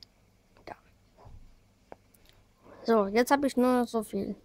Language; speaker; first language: German; early bilingual, other home language; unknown